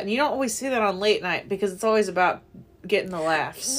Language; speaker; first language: English; native; English